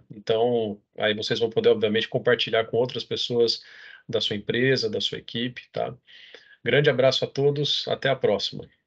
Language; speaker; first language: Portuguese; native; Portuguese